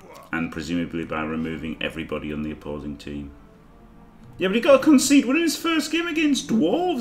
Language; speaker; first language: English; native; English